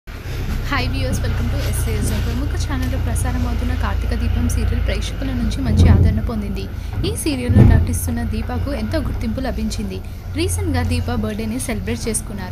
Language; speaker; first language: Telugu; native; Telugu